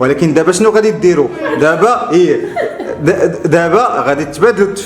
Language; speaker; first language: Arabic; native; Arabic